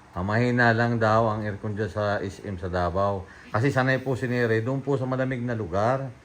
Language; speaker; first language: Filipino; native; Filipino